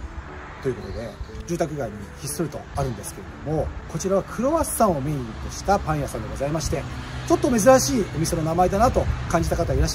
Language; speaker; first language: Japanese; native; Japanese